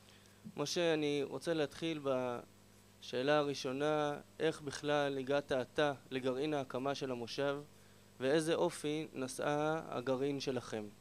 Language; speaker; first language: Hebrew; native; Hebrew